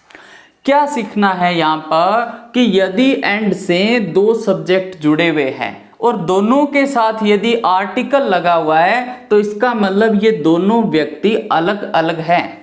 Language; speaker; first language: Hindi; native; Hindi